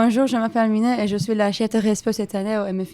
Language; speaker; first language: French; non-native, fluent; Turkish